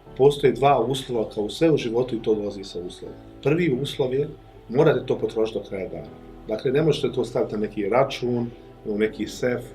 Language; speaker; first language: Bosnian; native; Bosnian